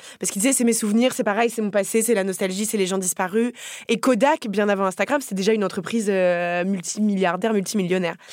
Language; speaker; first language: French; native; French